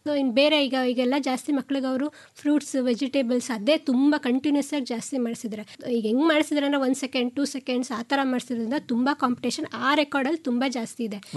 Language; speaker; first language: Kannada; native; Kannada